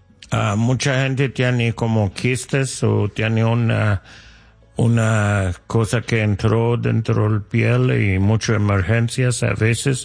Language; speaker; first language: Spanish; non-native, learner; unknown